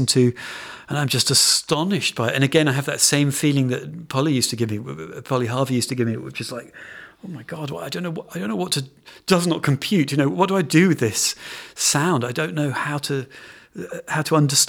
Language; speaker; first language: English; native; English